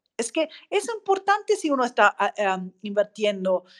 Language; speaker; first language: Spanish; non-native, fluent; English